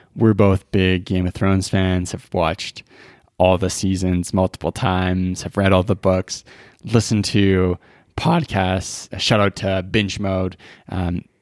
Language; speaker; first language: English; native; English